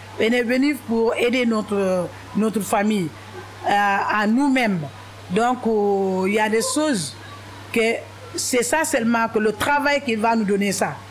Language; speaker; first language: French; non-native, local second language; Wolof